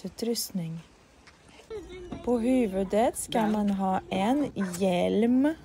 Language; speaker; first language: Swedish; non-native, fluent; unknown